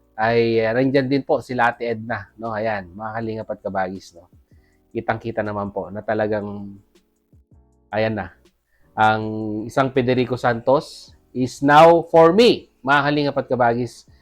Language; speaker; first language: Filipino; native; Filipino